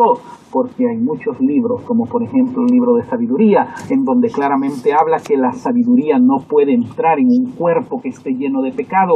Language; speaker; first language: Spanish; native; Spanish